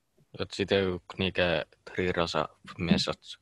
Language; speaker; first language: Russian; non-native, learner; Finnish